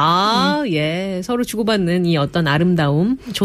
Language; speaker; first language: Korean; native; Korean